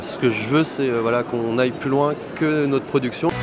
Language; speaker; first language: French; native; French